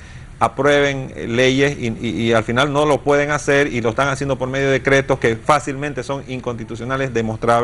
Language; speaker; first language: Spanish; native; Spanish